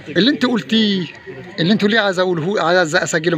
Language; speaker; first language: Arabic; native; Arabic